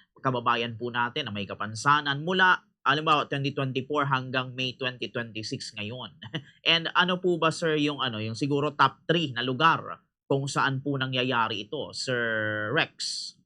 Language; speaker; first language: Filipino; non-native, local second language; Bikol